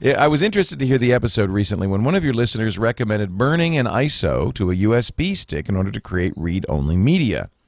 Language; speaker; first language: English; native; English